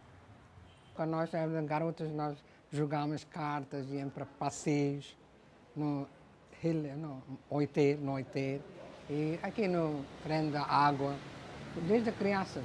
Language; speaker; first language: Portuguese; non-native, local second language; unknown